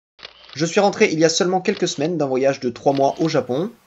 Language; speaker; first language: French; native; French